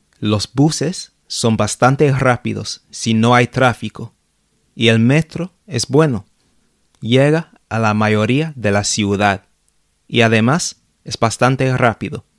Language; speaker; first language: Spanish; non-native, fluent; English